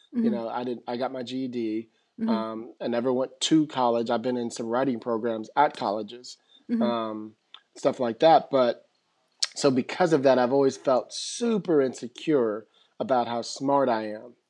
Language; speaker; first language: English; native; English